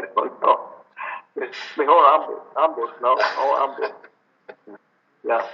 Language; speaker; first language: Spanish; non-native, learner; English